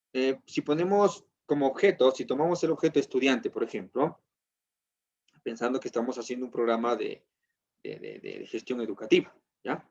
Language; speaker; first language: Spanish; native; Spanish